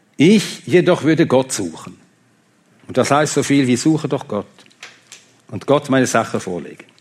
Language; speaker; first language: German; non-native, fluent; Swedish